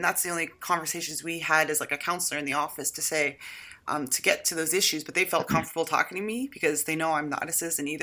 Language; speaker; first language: English; native; English